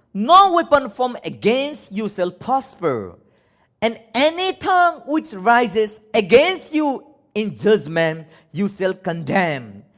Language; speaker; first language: English; non-native, learner; Nepali